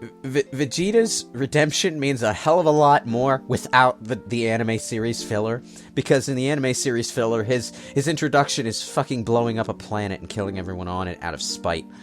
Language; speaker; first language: English; native; English